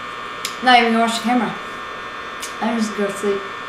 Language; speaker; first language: English; native; English